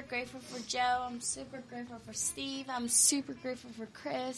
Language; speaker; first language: English; early bilingual, other home language; Korean